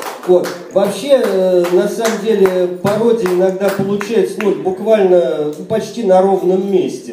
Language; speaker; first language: Russian; native; Russian